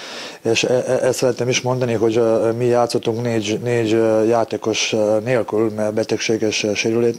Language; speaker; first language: Hungarian; non-native, learner; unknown